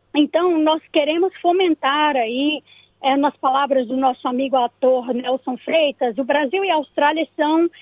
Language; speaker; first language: Portuguese; native; Portuguese